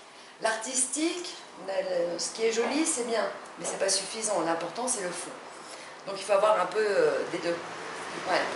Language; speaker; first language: French; non-native, fluent; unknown